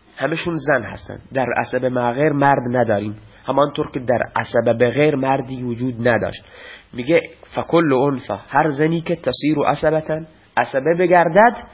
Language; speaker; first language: Persian; non-native, local second language; Baluchi